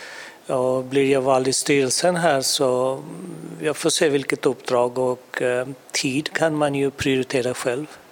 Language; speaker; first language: Swedish; non-native, fluent; Urdu